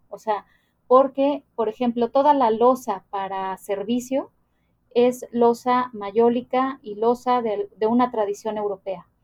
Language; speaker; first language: Spanish; native; Spanish